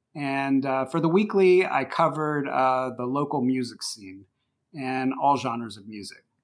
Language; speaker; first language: English; native; English